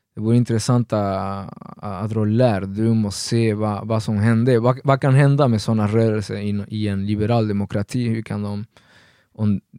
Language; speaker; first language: Swedish; non-native, fluent; Spanish